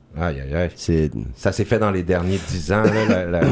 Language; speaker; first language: French; native; French